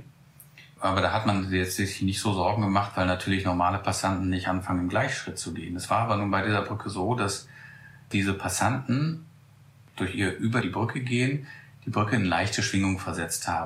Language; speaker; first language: German; native; German